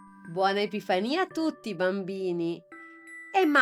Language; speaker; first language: Italian; native; Italian